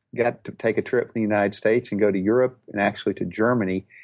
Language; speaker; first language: English; native; English